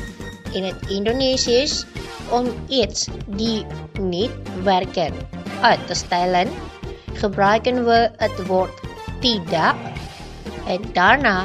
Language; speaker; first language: Dutch; non-native, fluent; Indonesian